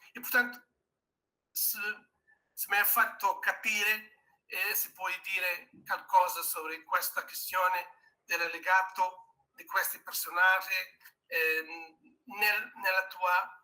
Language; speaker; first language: Italian; non-native, learner; Portuguese